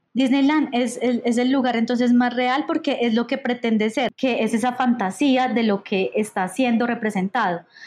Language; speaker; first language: Spanish; native; Spanish